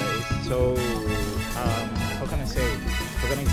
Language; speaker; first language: English; non-native, learner; Spanish